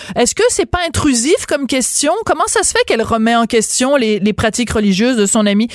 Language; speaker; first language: French; native; French